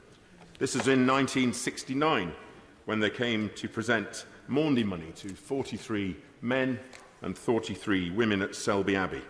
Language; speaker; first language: English; native; English